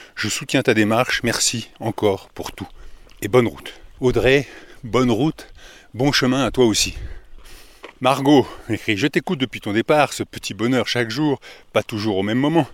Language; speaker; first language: French; native; French